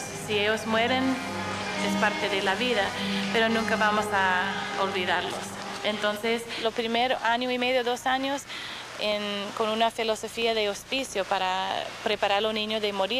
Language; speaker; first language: Spanish; non-native, fluent; English